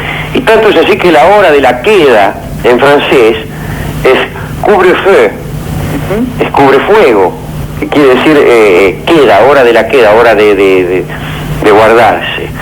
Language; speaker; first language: Spanish; native; Spanish